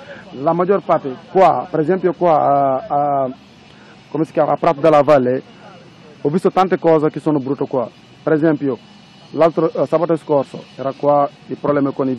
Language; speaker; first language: Italian; non-native, local second language; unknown